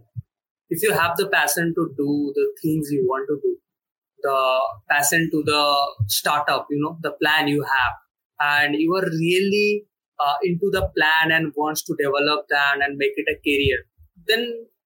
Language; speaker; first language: English; non-native, local second language; Bangla